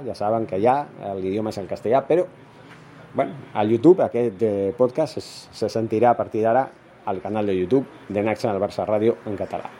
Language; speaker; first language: Catalan; non-native, local second language; Spanish